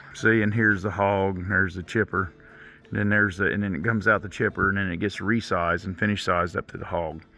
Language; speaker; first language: English; native; English